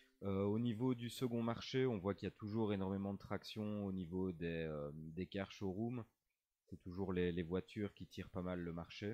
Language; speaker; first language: French; native; French